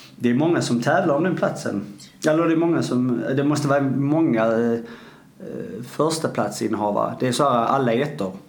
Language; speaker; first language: Swedish; native; Swedish